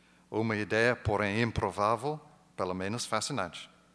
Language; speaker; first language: Portuguese; non-native, fluent; English